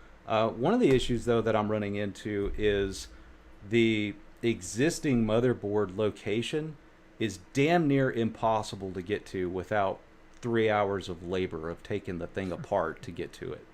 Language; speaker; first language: English; native; English